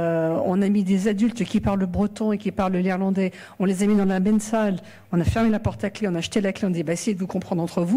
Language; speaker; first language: French; native; French